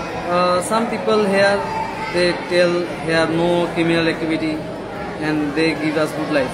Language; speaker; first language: English; non-native, learner; Rohingya